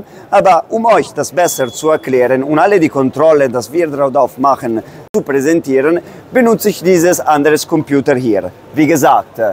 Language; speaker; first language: German; non-native, fluent; Italian